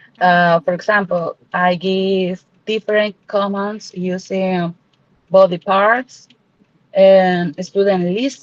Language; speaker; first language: English; non-native, learner; Spanish